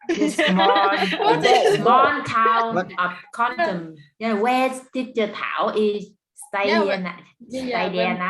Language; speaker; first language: English; non-native, learner; Vietnamese